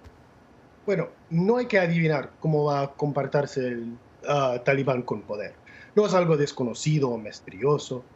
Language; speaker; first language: Spanish; non-native, fluent; English